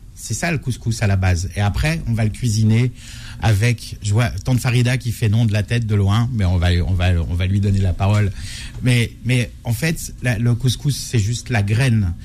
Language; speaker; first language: French; native; French